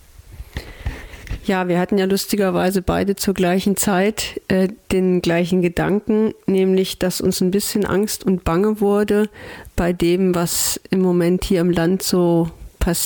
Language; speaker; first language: German; native; German